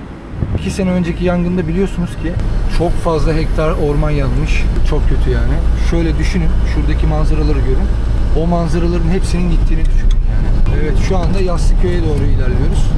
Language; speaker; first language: Turkish; native; Turkish